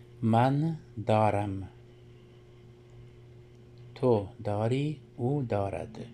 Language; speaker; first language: Persian; non-native, fluent; Urdu